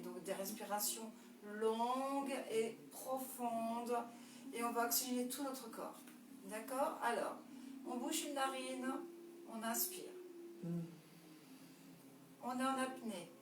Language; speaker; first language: French; native; French